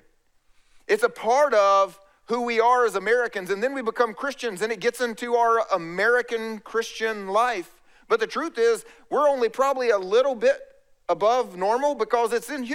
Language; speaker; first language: English; native; English